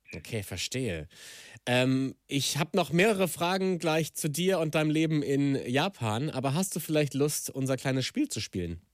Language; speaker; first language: German; native; German